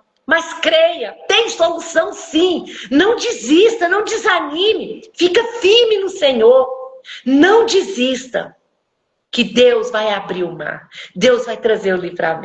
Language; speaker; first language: Portuguese; native; Portuguese